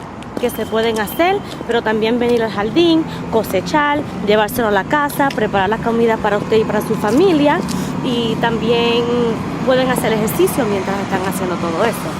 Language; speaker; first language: Spanish; early bilingual, heritage; Spanish